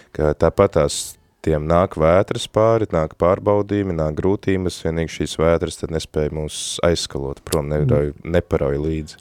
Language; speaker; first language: Latvian; native; Latvian